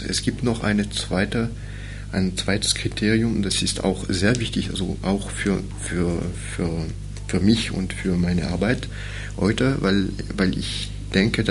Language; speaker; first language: German; non-native, fluent; French